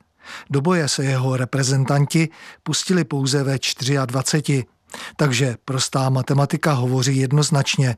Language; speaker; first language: Czech; native; Czech